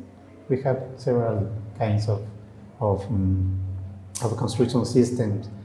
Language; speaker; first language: English; non-native, learner; Spanish